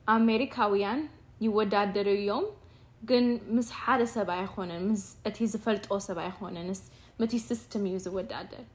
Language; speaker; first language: Tigrinya; early bilingual, heritage; Tigrinya